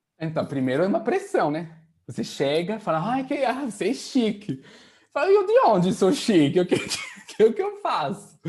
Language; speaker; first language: Portuguese; non-native, fluent; French